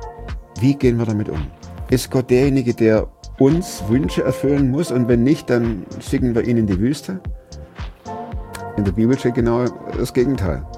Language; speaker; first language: German; native; German